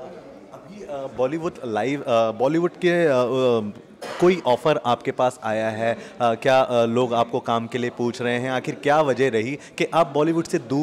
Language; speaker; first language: Hindi; native; Hindi